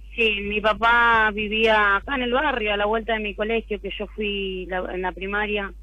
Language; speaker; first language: Spanish; native; Spanish